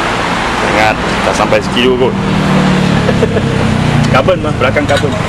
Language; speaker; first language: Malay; non-native, local second language; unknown